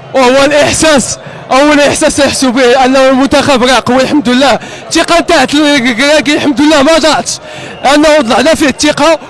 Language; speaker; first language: Arabic; native; Arabic